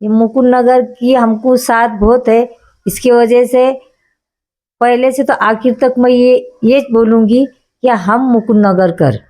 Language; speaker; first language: Hindi; native; Hindi